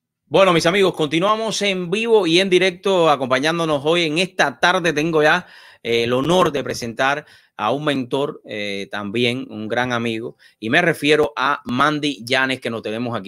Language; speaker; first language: Spanish; native; Spanish